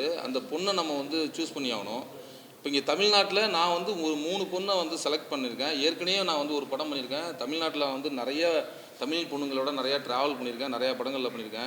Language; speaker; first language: Tamil; native; Tamil